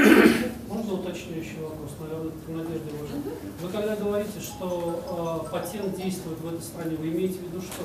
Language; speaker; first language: Russian; native; Russian